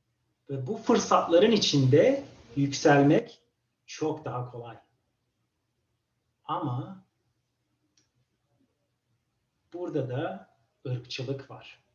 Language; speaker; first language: Turkish; non-native, fluent; English